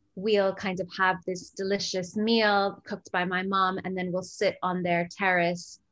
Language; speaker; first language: English; early bilingual, other home language; Gujarati